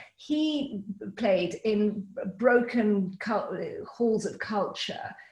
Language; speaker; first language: English; native; English